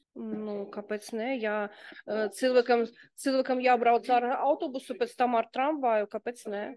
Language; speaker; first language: Latvian; non-native, local second language; Russian